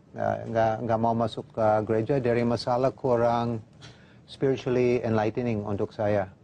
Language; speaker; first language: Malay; non-native, fluent; English